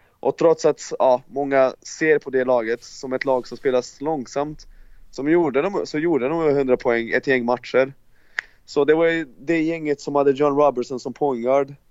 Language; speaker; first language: Swedish; non-native, fluent; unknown